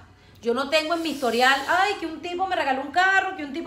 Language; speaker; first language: Spanish; native; Spanish